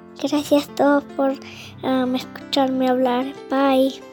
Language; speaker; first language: Spanish; early bilingual, heritage; Spanish